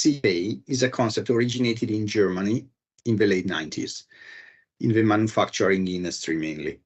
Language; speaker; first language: English; non-native, fluent; Italian